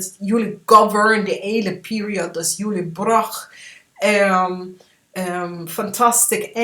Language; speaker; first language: Dutch; non-native, fluent; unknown